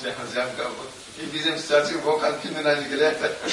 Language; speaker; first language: German; non-native, learner; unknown